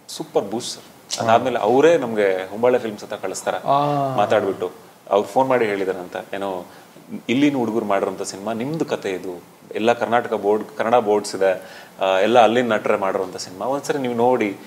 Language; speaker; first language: Kannada; native; Kannada